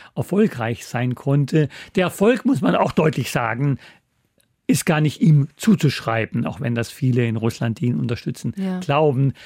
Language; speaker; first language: German; native; German